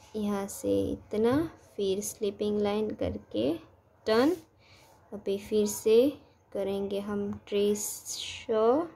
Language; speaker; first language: Hindi; non-native, local second language; Gujarati